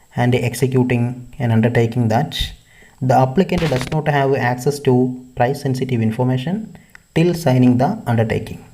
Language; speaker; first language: English; non-native, local second language; Malayalam